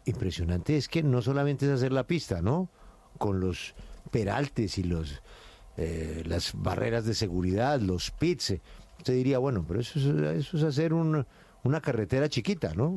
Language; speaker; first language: Spanish; native; Spanish